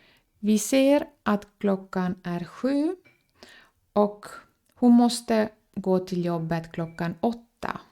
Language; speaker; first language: Swedish; non-native, fluent; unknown